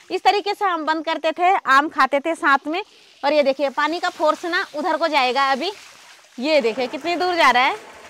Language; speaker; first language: Hindi; non-native, local second language; Garhwali